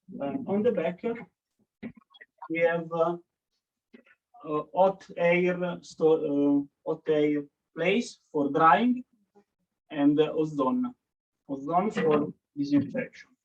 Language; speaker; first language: English; non-native, learner; Italian